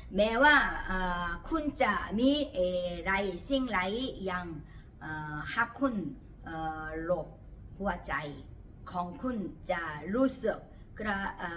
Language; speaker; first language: Thai; non-native, fluent; Korean